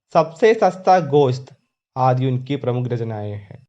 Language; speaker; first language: Hindi; non-native, local second language; Malayalam